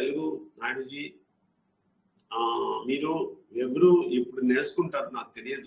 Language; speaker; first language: Telugu; non-native, learner; Hindi